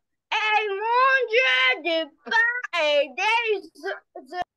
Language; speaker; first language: French; non-native, learner; Arabic